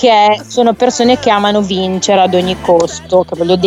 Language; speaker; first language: Italian; native; Italian